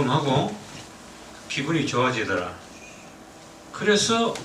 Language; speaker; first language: Korean; native; Korean